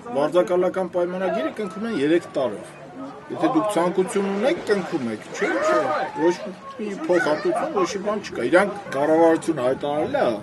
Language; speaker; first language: Armenian; native; Armenian